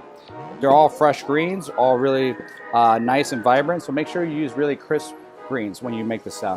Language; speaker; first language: English; native; English